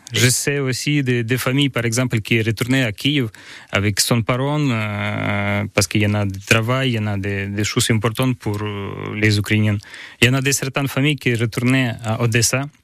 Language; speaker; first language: French; non-native, learner; Ukrainian